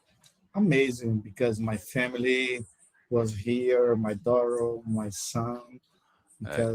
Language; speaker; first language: English; non-native, learner; Portuguese